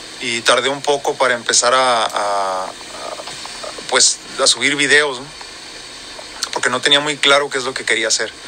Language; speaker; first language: Spanish; native; Spanish